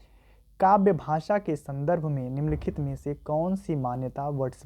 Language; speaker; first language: Hindi; native; Hindi